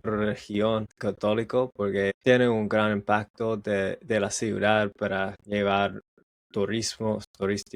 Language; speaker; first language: Spanish; non-native, learner; English